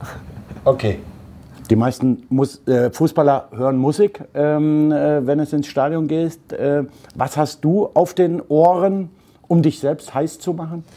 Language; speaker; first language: German; native; German